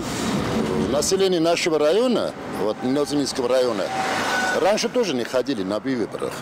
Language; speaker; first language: Russian; non-native, local second language; Armenian